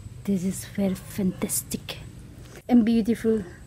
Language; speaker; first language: English; non-native, learner; Indonesian